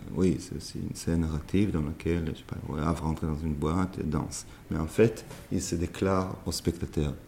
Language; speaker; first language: French; non-native, fluent; Hebrew